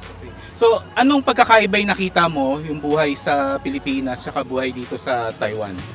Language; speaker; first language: Filipino; native; Filipino